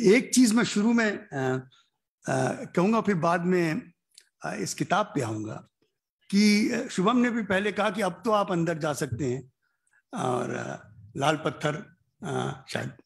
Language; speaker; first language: Hindi; native; Hindi